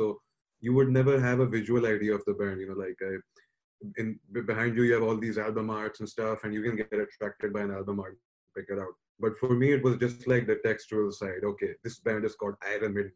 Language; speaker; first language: English; non-native, local second language; Urdu